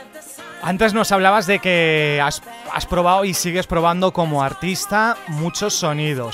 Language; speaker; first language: Spanish; native; Spanish